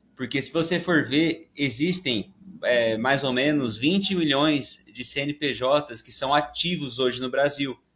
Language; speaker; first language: Portuguese; native; Portuguese